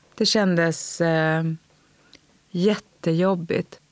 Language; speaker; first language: Swedish; native; Swedish